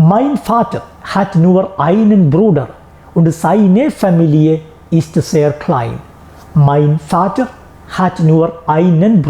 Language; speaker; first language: German; non-native, fluent; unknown